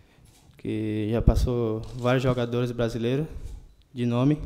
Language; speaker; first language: Spanish; non-native, learner; Portuguese